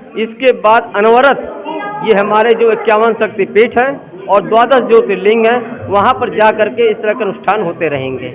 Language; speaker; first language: Hindi; native; Hindi